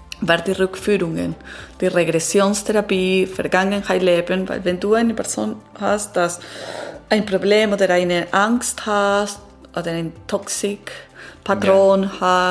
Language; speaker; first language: German; non-native, learner; Italian